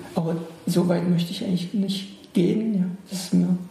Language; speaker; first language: German; native; German